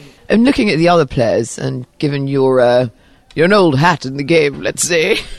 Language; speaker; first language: English; native; English